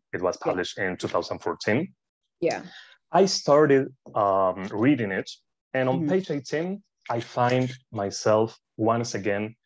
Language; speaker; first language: English; non-native, fluent; Spanish